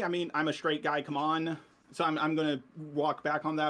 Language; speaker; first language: English; native; English